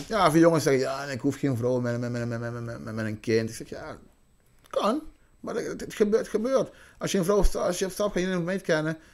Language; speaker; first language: Dutch; early bilingual, other home language; Papiamento